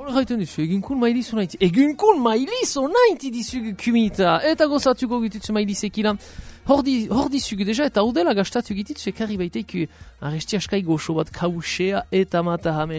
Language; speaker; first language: Basque; native; Basque